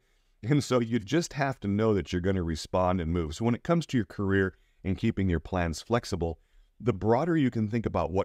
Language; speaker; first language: English; native; English